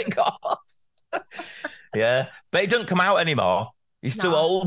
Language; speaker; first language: English; native; English